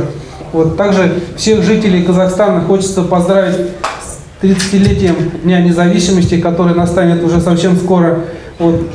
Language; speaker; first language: Russian; native; Russian